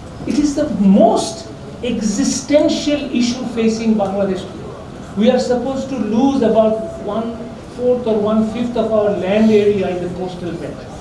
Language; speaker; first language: English; non-native, local second language; Bangla